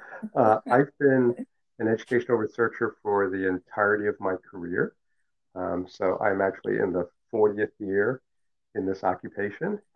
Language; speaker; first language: English; early bilingual, other home language; Cantonese